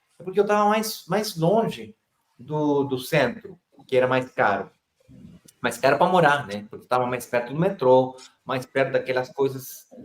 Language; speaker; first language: Portuguese; non-native, fluent; Spanish